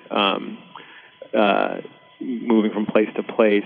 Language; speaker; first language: English; early bilingual, other home language; Sinhala